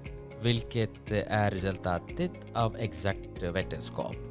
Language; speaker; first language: Swedish; non-native, fluent; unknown